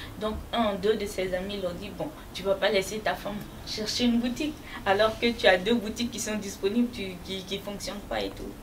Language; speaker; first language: French; non-native, local second language; Fula